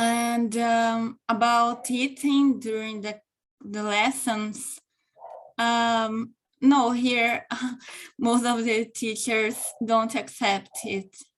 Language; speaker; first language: English; non-native, local second language; Portuguese